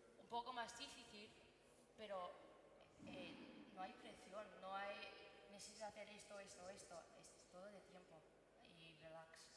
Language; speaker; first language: Spanish; non-native, learner; English